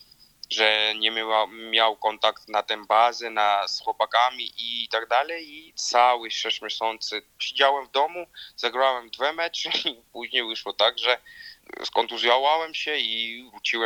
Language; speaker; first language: Polish; non-native, learner; Georgian